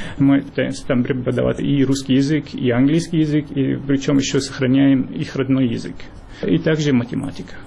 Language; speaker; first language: Russian; non-native, fluent; Arabic